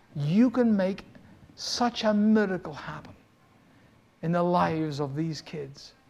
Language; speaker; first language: English; native; English